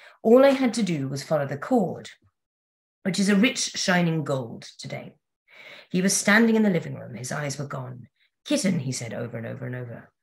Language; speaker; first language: English; native; English